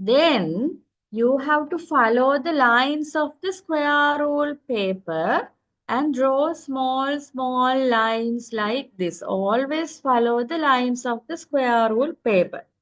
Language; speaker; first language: English; non-native, local second language; Sinhala